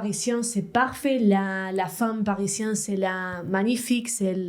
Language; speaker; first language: French; non-native, learner; Spanish